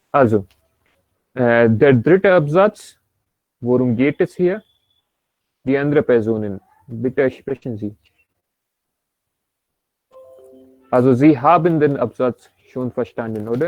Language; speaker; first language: German; non-native, fluent; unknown